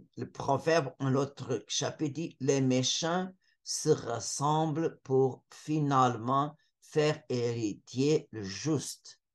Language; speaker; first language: French; non-native, fluent; Portuguese